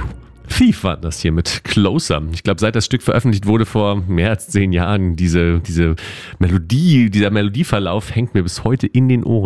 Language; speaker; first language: German; native; German